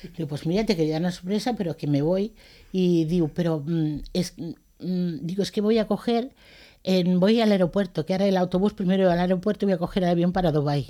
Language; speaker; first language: Spanish; non-native, local second language; Catalan